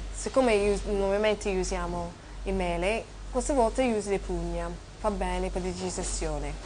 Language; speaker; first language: Italian; non-native, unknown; English